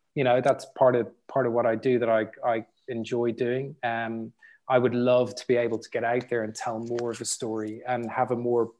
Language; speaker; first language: English; native; English